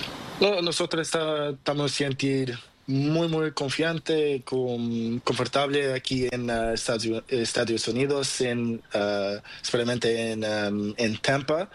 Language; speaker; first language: Spanish; non-native, learner; Portuguese